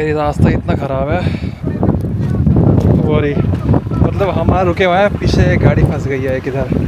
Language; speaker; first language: Hindi; native; Hindi